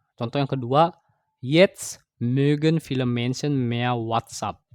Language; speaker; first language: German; non-native, fluent; Indonesian